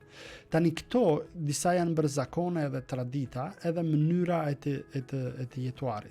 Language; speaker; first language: Albanian; native; Albanian